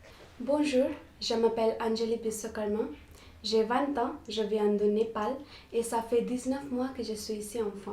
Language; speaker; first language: French; non-native, learner; Nepali